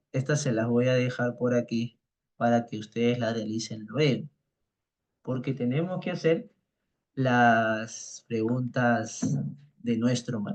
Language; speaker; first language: Spanish; native; Spanish